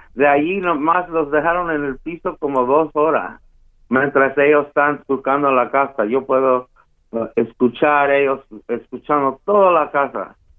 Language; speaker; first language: Spanish; early bilingual, heritage; Spanish